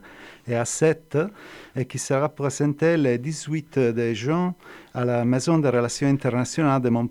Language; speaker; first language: French; non-native, fluent; Italian